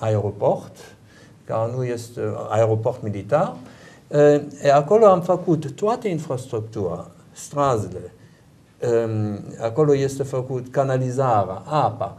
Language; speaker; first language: Romanian; non-native, learner; German